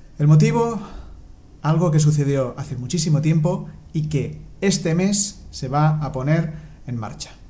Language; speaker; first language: Spanish; non-native, local second language; Catalan